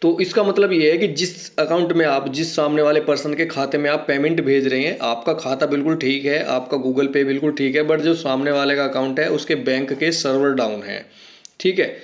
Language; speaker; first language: Hindi; native; Hindi